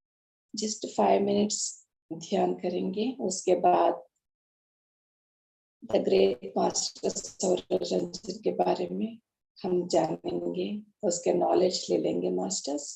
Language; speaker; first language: Hindi; non-native, local second language; Telugu